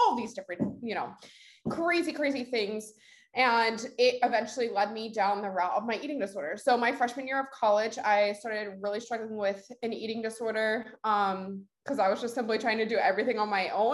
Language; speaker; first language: English; native; English